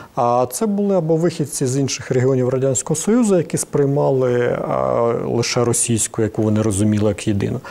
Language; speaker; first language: Ukrainian; native; Ukrainian